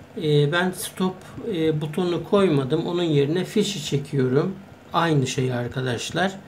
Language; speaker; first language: Turkish; native; Turkish